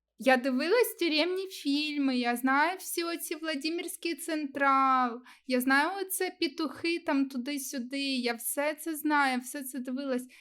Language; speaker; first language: Ukrainian; non-native, local second language; Russian